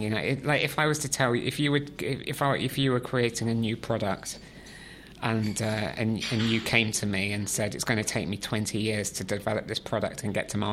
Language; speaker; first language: English; native; English